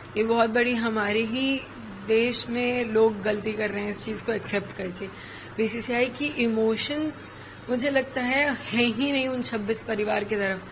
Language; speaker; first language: Hindi; native; Hindi